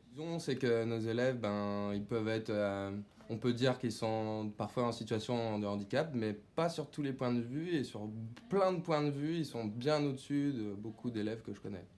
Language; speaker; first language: French; native; French